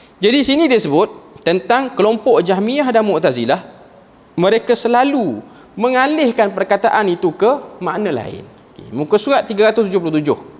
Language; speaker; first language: Malay; native; Malay